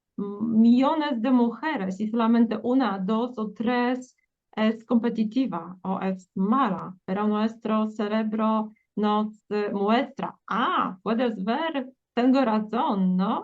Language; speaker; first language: Spanish; non-native, fluent; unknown